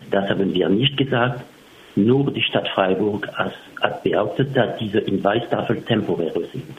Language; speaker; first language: German; non-native, fluent; French